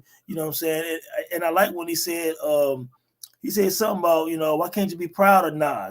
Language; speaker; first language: English; native; English